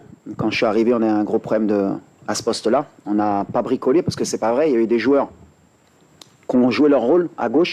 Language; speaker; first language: French; native; French